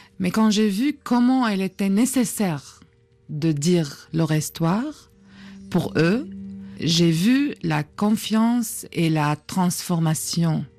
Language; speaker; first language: French; non-native, fluent; Arabic